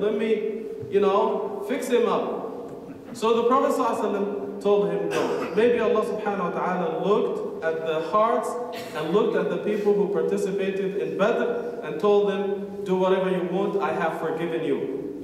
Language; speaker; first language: English; non-native, fluent; Arabic